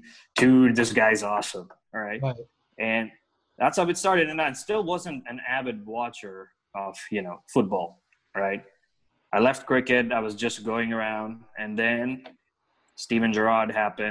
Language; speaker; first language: English; non-native, local second language; Telugu